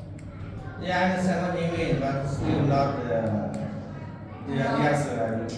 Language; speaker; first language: English; non-native, learner; Vietnamese